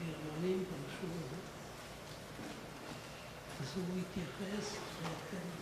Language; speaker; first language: Hebrew; non-native, fluent; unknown